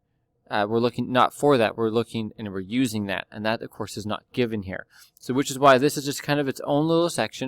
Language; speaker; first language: English; native; English